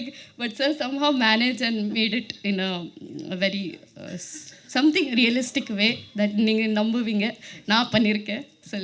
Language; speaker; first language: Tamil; non-native, learner; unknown